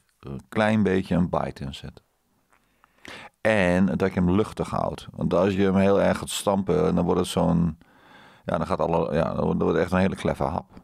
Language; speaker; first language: Dutch; native; Dutch